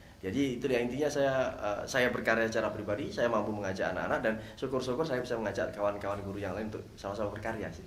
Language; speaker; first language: Indonesian; native; Indonesian